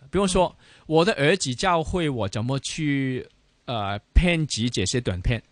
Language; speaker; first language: Chinese; non-native, local second language; Cantonese